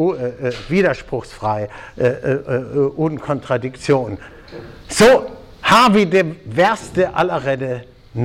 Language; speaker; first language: Danish; non-native, fluent; German